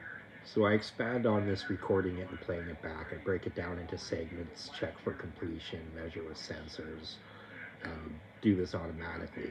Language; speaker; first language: English; native; English